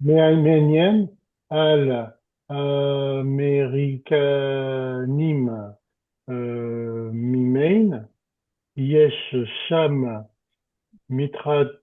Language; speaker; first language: Hebrew; non-native, learner; French